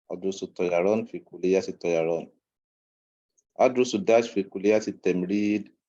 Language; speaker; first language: Arabic; non-native, fluent; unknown